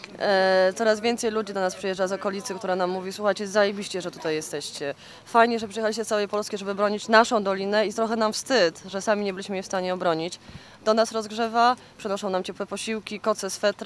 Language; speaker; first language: Polish; native; Polish